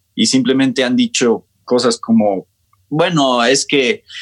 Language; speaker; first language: Spanish; native; Spanish